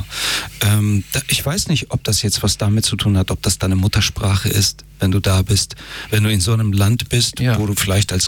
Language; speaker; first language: German; early bilingual, other home language; Persian